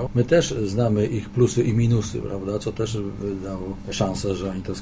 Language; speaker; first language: Polish; native; Polish